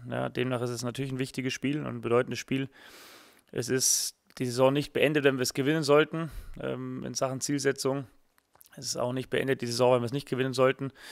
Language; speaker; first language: German; native; German